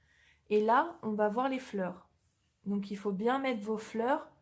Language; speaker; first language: French; native; French